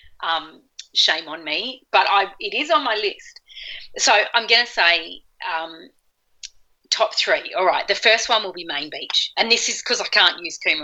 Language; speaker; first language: English; native; English